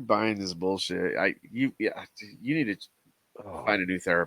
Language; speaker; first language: English; native; English